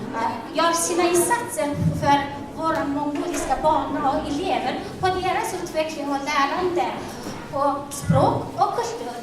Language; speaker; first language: Swedish; non-native, fluent; Mongolian